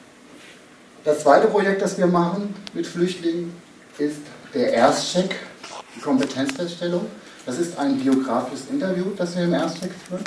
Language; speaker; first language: German; native; German